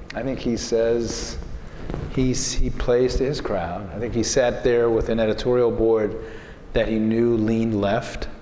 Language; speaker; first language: English; native; English